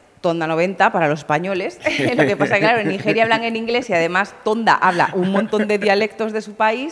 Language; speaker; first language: Spanish; native; Spanish